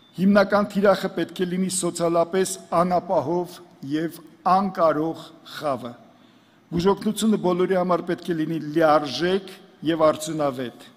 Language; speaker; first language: Armenian; native; Armenian